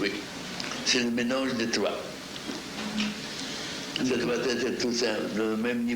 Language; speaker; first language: French; non-native, fluent; Russian